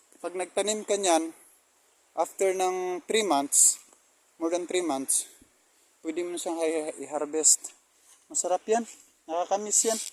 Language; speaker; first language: Filipino; non-native, local second language; Cebuano